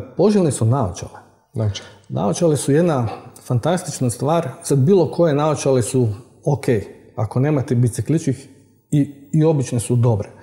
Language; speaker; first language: Croatian; native; Croatian